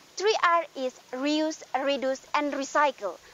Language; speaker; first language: English; non-native, learner; Indonesian